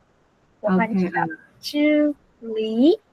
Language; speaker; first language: Chinese; non-native, learner; Vietnamese